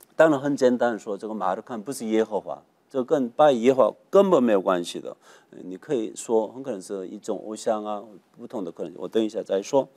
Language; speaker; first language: Chinese; non-native, fluent; Korean